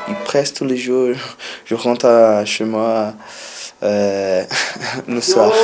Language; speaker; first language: French; non-native, fluent; Portuguese